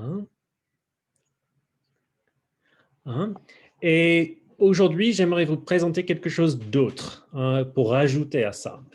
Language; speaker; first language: French; non-native, fluent; English